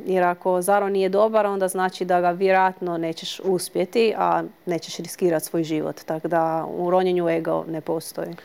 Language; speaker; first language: Croatian; early bilingual, heritage; Croatian